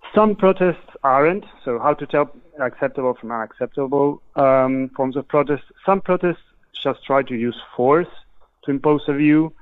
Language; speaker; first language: English; non-native, fluent; Spanish